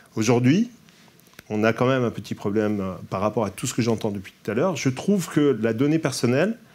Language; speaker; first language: French; native; French